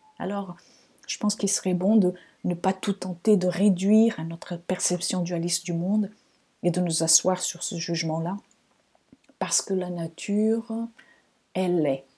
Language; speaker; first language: French; non-native, fluent; Portuguese